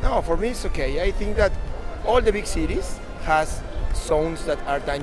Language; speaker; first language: English; non-native, learner; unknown